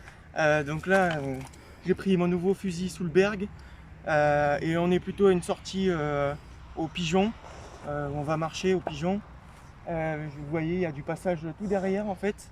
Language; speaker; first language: French; native; French